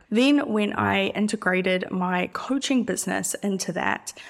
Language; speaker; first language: English; native; English